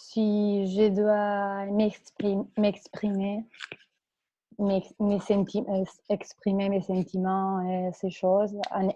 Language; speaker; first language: French; non-native, fluent; Spanish